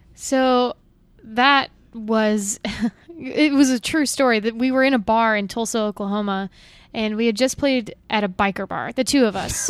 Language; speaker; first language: English; native; English